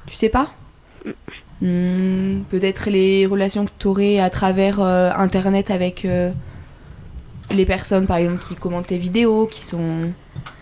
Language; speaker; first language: French; native; French